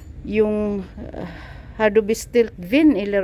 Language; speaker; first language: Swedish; non-native, learner; Filipino